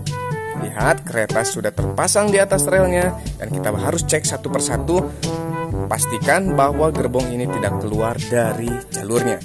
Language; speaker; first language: Indonesian; native; Indonesian